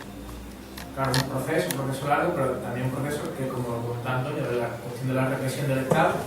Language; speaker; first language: Spanish; native; Spanish